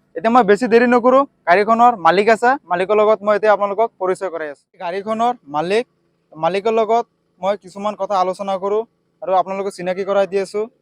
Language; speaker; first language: Assamese; non-native, local second language; Bangla